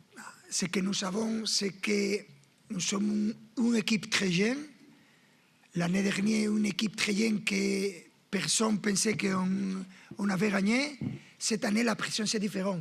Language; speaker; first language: French; non-native, fluent; Spanish